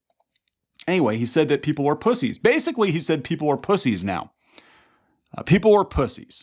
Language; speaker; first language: English; native; English